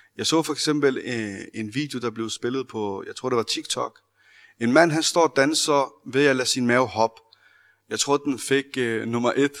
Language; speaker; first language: Danish; early bilingual, other home language; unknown